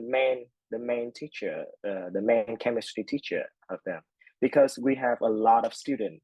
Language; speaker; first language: English; non-native, fluent; Vietnamese